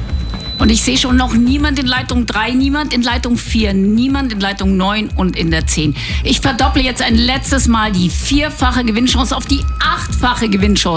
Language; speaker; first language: German; native; German